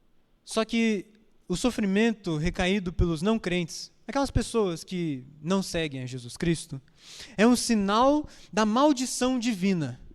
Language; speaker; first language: Portuguese; native; Portuguese